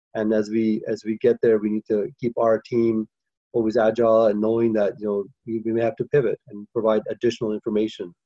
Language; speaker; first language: English; early bilingual, other home language; Hindi